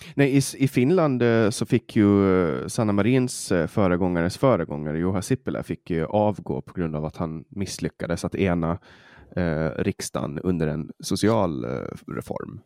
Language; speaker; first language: Swedish; native; Swedish